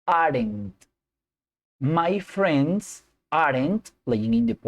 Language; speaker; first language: English; non-native, fluent; Spanish